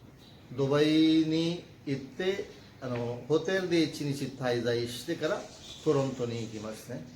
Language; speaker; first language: Japanese; non-native, fluent; Urdu